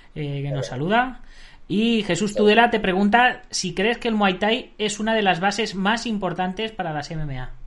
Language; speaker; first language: Spanish; native; Spanish